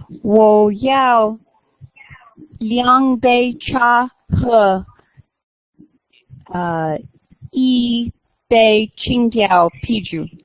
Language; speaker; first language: Chinese; non-native, learner; English